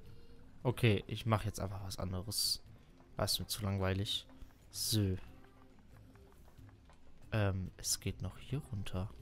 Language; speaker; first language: German; native; German